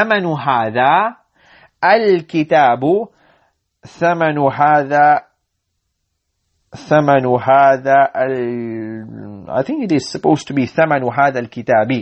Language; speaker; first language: Arabic; non-native, fluent; English